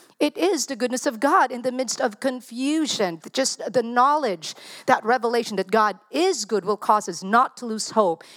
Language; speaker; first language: English; non-native, local second language; Filipino